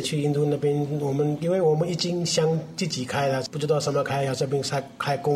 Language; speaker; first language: Chinese; non-native, learner; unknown